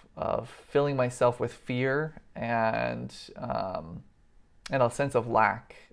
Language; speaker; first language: English; native; English